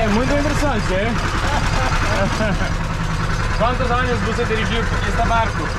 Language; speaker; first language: Portuguese; non-native, learner; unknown